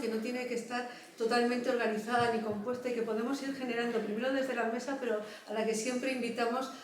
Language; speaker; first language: Spanish; native; Spanish